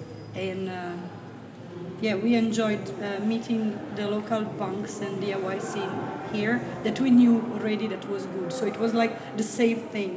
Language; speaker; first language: English; non-native, fluent; Italian